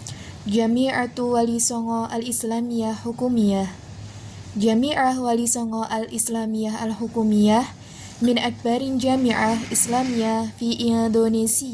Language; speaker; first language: Arabic; non-native, learner; Indonesian